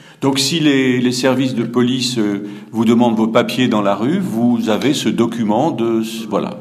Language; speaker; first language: French; native; French